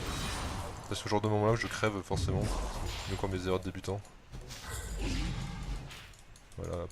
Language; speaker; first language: French; native; French